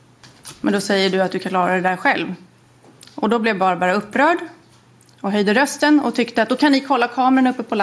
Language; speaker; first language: Swedish; native; Swedish